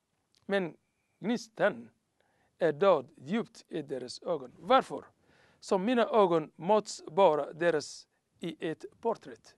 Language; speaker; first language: Swedish; non-native, learner; Somali